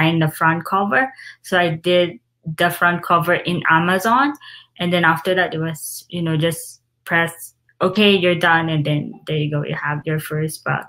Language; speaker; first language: English; non-native, local second language; Filipino